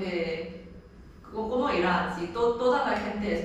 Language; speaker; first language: Spanish; non-native, learner; Korean